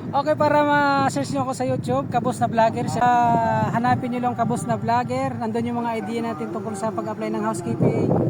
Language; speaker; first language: Filipino; non-native, local second language; Cebuano